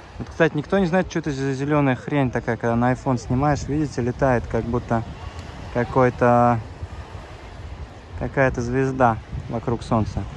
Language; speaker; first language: Russian; native; Russian